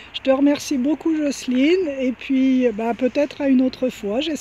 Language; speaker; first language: French; native; French